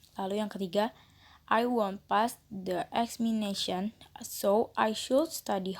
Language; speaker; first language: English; non-native, learner; Indonesian